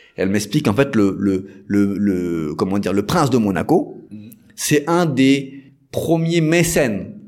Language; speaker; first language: French; native; French